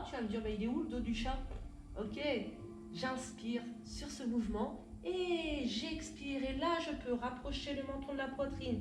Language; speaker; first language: French; native; French